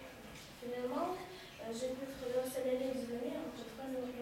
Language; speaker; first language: French; non-native, learner; Russian